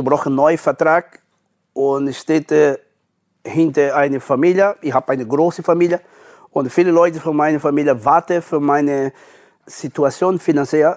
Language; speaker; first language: German; non-native, learner; Portuguese